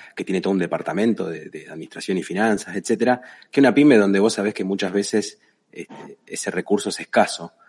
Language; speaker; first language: Spanish; native; Spanish